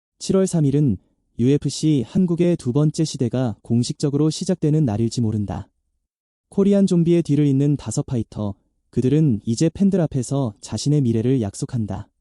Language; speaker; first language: Korean; native; Korean